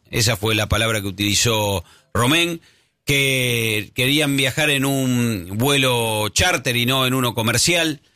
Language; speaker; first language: Spanish; native; Spanish